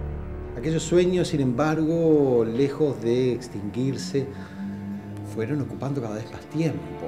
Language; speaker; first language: Spanish; native; Spanish